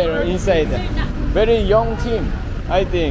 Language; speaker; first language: English; non-native, learner; Korean